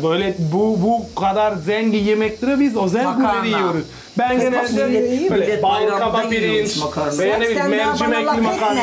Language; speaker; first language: Turkish; non-native, learner; Italian